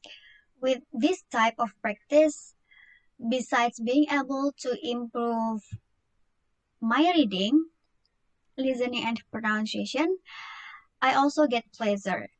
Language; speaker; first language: English; non-native, learner; Indonesian